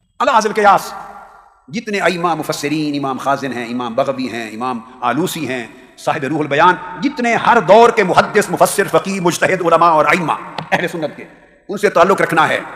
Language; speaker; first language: Urdu; native; Urdu